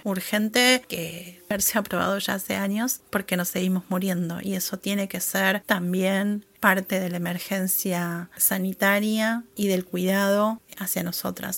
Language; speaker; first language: Spanish; native; Spanish